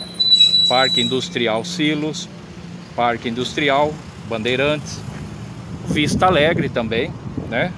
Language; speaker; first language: Portuguese; native; Portuguese